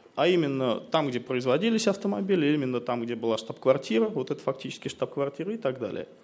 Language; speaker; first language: Russian; native; Russian